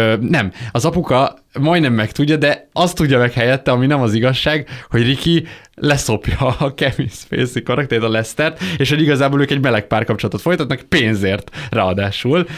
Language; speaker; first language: Hungarian; native; Hungarian